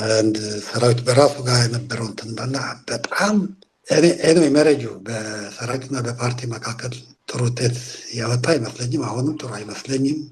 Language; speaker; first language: Amharic; non-native, local second language; Tigrinya